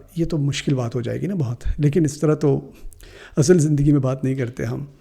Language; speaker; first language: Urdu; native; Urdu